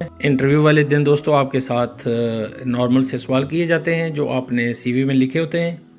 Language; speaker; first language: Urdu; native; Urdu